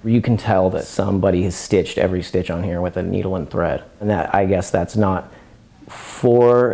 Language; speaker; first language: English; native; English